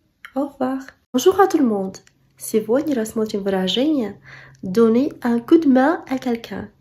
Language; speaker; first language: French; non-native, fluent; Russian